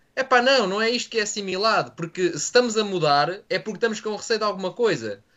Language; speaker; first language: Portuguese; native; Portuguese